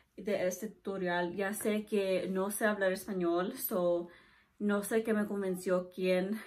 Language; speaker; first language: Spanish; early bilingual, heritage; Spanish